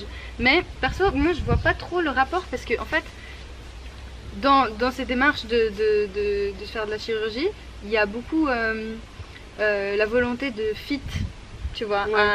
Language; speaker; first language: French; native; French